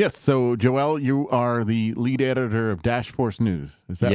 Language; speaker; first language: English; native; English